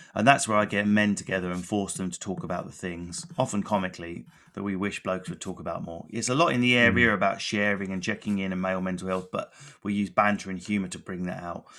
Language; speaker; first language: English; native; English